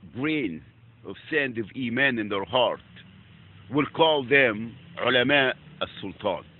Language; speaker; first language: English; non-native, fluent; Arabic